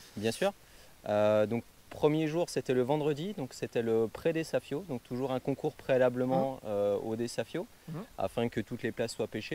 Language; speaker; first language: French; native; French